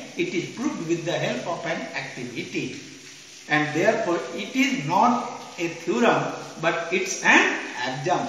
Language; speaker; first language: English; non-native, local second language; Hindi